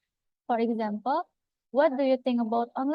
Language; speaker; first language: English; non-native, fluent; Indonesian